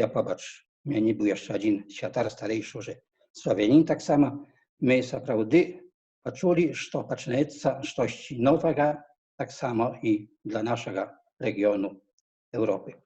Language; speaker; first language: Polish; non-native, learner; Belarusian